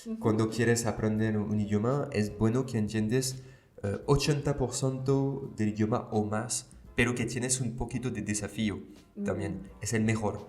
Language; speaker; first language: Spanish; non-native, fluent; French